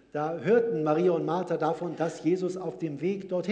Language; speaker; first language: German; native; German